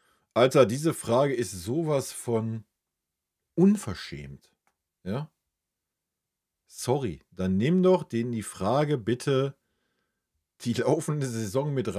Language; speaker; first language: German; native; German